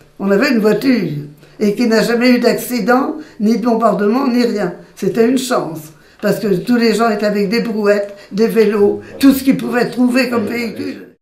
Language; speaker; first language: French; native; French